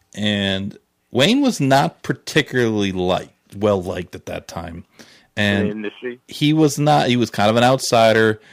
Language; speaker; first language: English; native; English